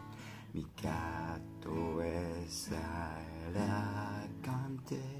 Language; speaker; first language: Spanish; non-native, learner; English